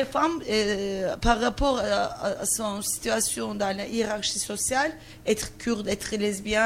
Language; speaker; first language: French; non-native, fluent; Turkish